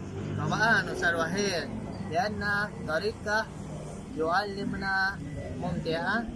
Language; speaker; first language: Arabic; non-native, learner; Indonesian